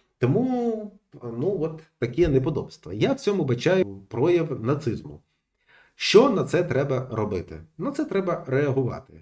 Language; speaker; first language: Ukrainian; non-native, local second language; Russian